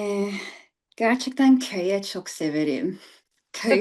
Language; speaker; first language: Turkish; early bilingual, heritage; English